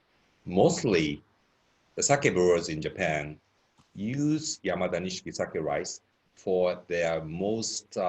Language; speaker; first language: English; non-native, fluent; Japanese